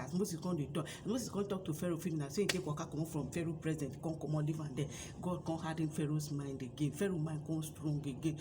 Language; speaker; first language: Nigerian Pidgin; native; Nigerian Pidgin